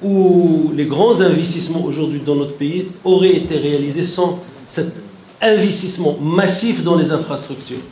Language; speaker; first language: French; non-native, local second language; Arabic